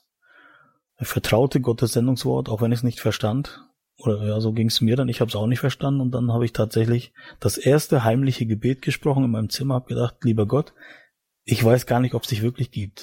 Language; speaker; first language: German; native; German